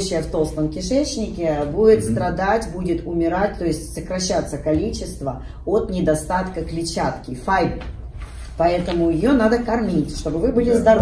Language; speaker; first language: Russian; native; Russian